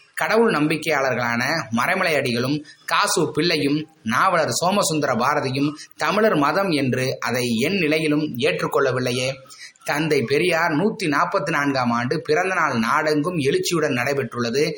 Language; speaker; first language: Tamil; native; Tamil